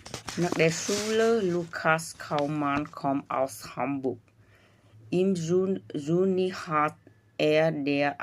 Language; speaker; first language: German; non-native, learner; Vietnamese